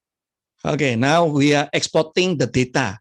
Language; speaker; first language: English; non-native, fluent; Indonesian